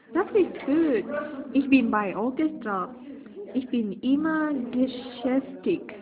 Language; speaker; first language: German; non-native, learner; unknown